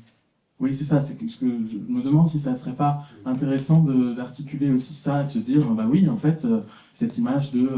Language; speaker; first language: French; native; French